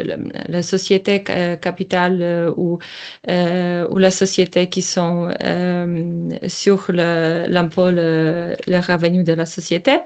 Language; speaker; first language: French; non-native, learner; Polish